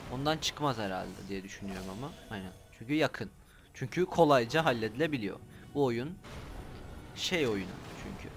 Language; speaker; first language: Turkish; native; Turkish